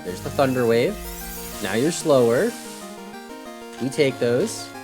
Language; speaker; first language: English; native; English